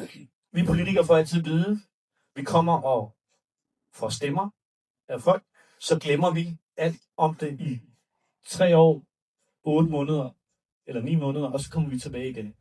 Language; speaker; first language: Danish; early bilingual, other home language; Urdu